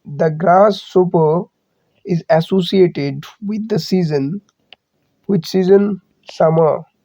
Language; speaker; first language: English; non-native, local second language; Bangla